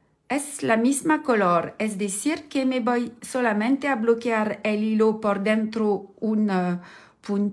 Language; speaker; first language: Spanish; non-native, learner; French